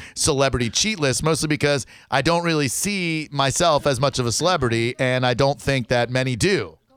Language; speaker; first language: English; native; English